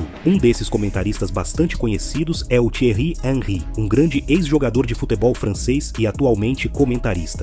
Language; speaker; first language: Portuguese; native; Portuguese